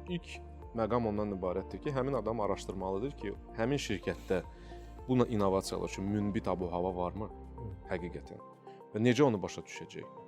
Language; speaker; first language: Azerbaijani; non-native, local second language; Russian